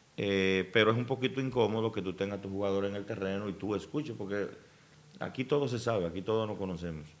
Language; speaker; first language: Spanish; native; Spanish